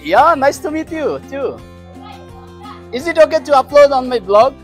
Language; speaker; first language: English; non-native, learner; Bangla